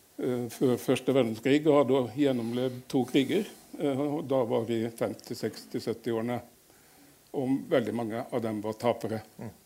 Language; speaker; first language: Norwegian; native; Norwegian